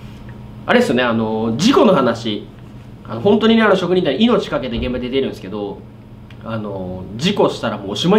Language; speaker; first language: Japanese; native; Japanese